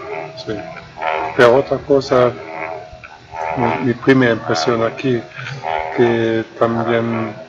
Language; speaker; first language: Spanish; non-native, fluent; German